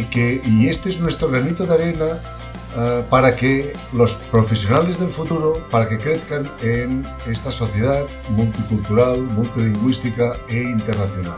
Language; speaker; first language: Spanish; non-native, local second language; Catalan